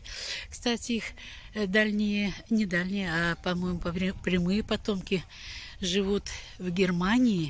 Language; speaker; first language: Russian; native; Russian